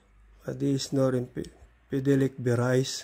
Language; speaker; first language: German; non-native, learner; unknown